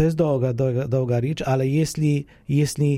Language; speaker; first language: Polish; non-native, fluent; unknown